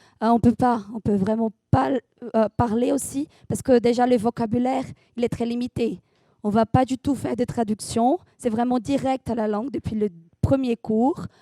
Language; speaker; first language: French; non-native, fluent; Portuguese